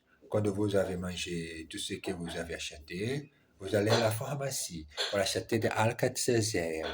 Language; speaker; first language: French; non-native, learner; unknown